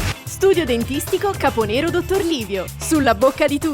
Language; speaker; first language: Italian; native; Italian